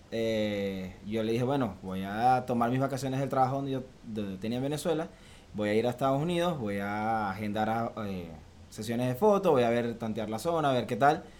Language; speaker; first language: Spanish; native; Spanish